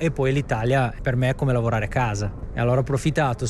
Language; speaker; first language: Italian; native; Italian